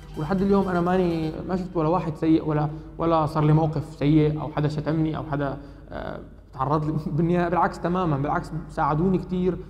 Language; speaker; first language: Arabic; native; Arabic